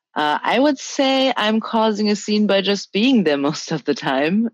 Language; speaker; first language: English; early bilingual, other home language; Chinese